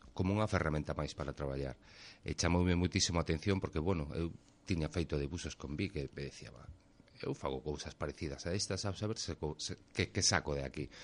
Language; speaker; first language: Galician; native; Galician